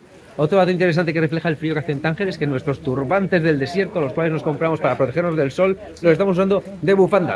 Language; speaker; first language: Spanish; native; Spanish